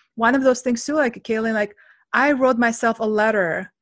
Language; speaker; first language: English; non-native, fluent; Armenian